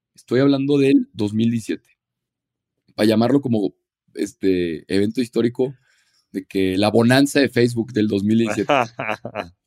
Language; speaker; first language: Spanish; native; Spanish